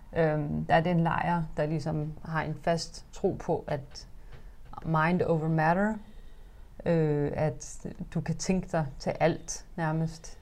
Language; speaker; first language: Danish; early bilingual, other home language; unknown